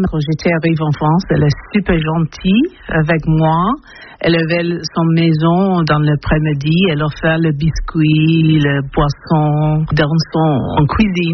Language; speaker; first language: French; non-native, learner; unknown